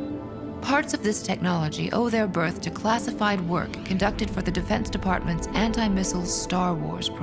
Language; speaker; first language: English; native; English